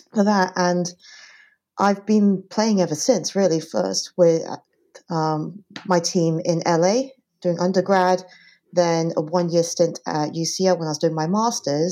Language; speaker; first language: English; non-native, local second language; Cantonese